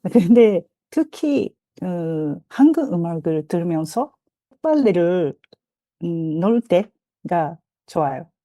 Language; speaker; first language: Korean; non-native, fluent; Japanese